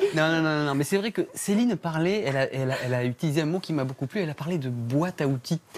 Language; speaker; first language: French; native; French